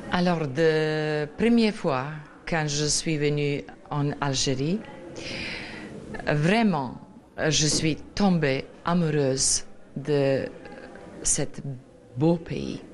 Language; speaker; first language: French; non-native, fluent; Serbian